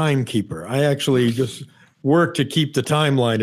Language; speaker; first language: English; native; English